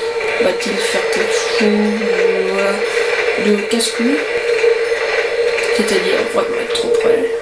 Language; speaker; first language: French; native; French